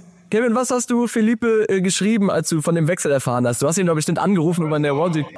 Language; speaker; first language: German; native; German